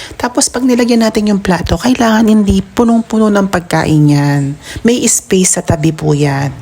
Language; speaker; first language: Filipino; non-native, local second language; Pampanga